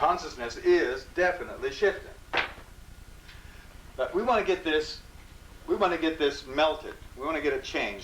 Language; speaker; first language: English; native; English